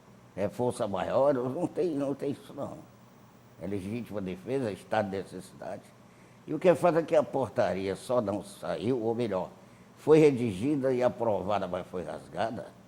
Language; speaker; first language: Portuguese; native; Portuguese